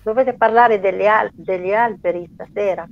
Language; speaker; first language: Italian; non-native, learner; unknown